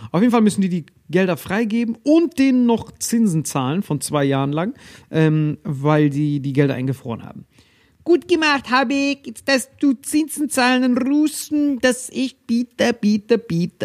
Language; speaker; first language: German; native; German